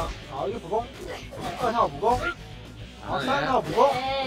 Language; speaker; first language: Chinese; native; Chinese